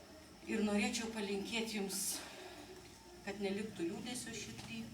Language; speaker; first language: Lithuanian; native; Lithuanian